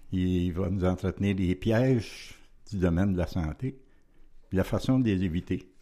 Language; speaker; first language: French; native; French